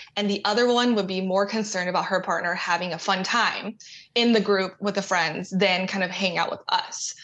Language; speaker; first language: English; native; English